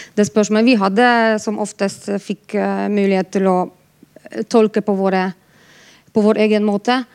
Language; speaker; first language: Norwegian; non-native, fluent; Polish